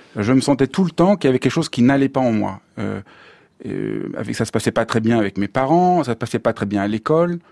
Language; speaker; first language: French; native; French